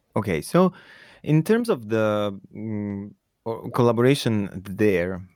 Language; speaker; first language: English; non-native, fluent; Italian